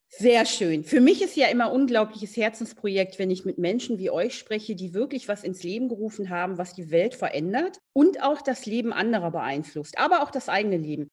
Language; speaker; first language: German; native; German